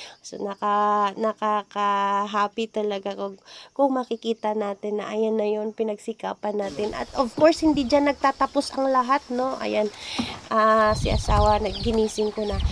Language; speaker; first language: Filipino; non-native, local second language; Cebuano